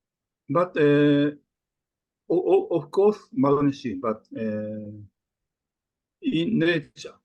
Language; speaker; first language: English; non-native, fluent; Japanese